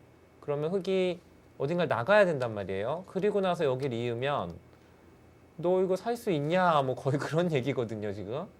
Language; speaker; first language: Korean; native; Korean